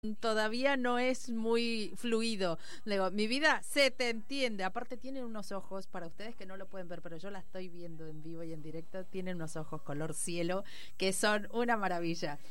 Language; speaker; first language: Spanish; native; Spanish